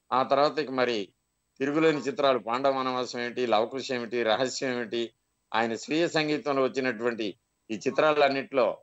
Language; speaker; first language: Telugu; native; Telugu